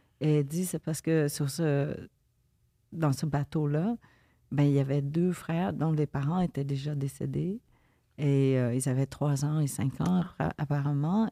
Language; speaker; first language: French; early bilingual, other home language; Vietnamese